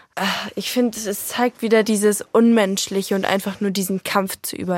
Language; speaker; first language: German; native; German